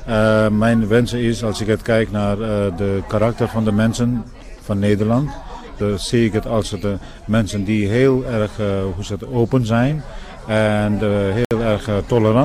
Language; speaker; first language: Dutch; non-native, fluent; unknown